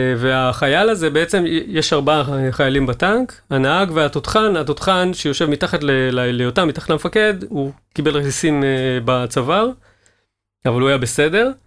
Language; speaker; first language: Hebrew; native; Hebrew